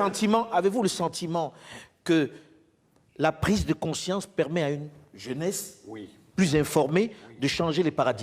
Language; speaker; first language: French; native; French